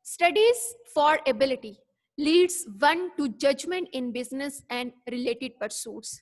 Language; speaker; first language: English; non-native, local second language; Urdu